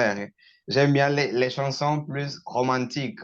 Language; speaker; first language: French; non-native, learner; Portuguese